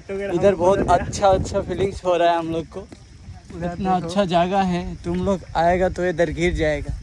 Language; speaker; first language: Hindi; non-native, learner; Bangla